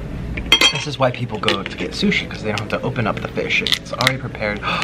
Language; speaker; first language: English; non-native, local second language; Spanish